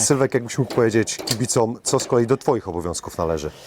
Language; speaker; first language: Polish; native; Polish